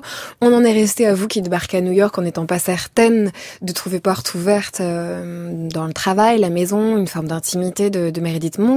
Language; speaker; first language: French; native; French